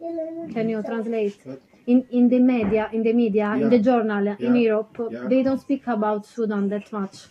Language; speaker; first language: English; non-native, learner; Italian